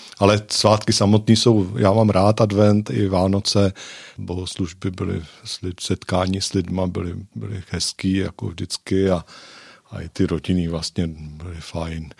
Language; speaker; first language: Czech; native; Czech